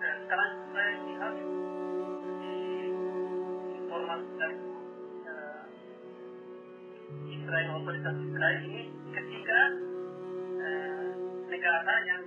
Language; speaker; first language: Indonesian; non-native, learner; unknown